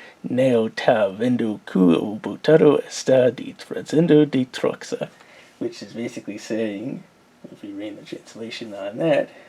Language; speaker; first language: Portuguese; non-native, learner; English